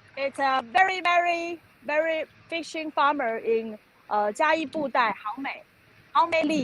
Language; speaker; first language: English; non-native, learner; Chinese